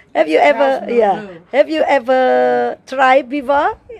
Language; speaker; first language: English; non-native, learner; Indonesian